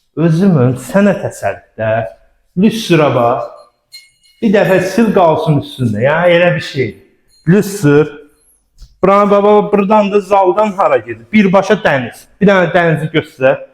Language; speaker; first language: Azerbaijani; native; Azerbaijani